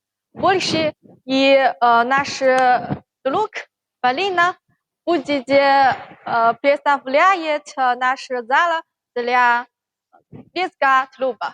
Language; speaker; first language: Russian; non-native, learner; Chinese